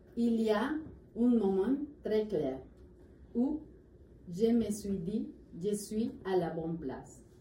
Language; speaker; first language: French; non-native, learner; Spanish